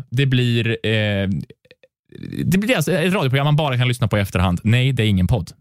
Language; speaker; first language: Swedish; native; Swedish